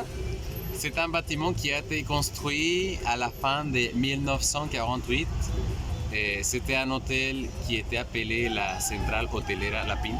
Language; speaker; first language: French; non-native, fluent; Spanish